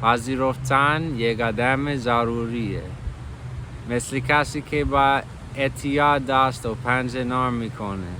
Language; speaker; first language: Persian; non-native, fluent; English